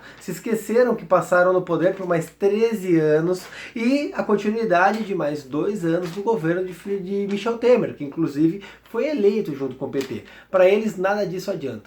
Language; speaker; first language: Portuguese; native; Portuguese